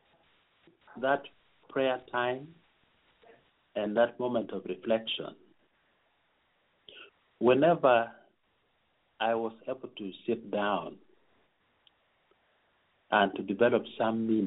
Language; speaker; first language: English; non-native, local second language; Acoli